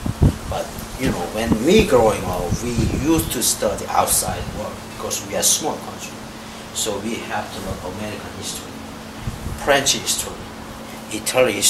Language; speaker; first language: English; non-native, learner; Korean